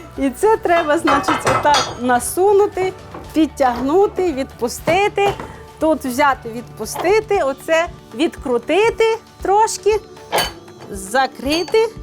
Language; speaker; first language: Ukrainian; non-native, local second language; Russian